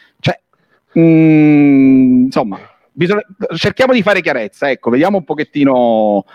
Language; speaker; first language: Italian; native; Italian